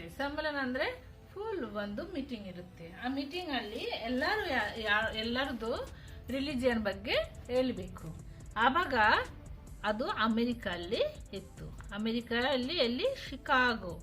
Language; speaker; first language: Kannada; non-native, local second language; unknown